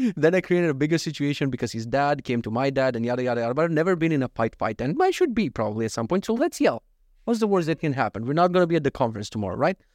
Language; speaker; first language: English; non-native, fluent; Macedonian